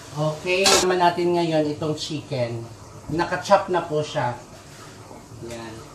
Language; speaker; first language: Filipino; non-native, local second language; Cebuano